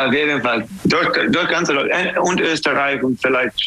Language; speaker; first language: German; non-native, learner; English